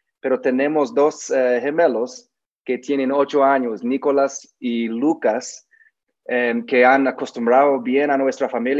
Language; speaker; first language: Spanish; non-native, learner; English